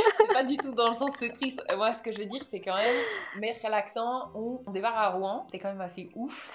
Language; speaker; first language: French; native; French